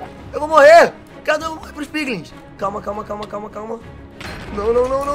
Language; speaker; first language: Portuguese; native; Portuguese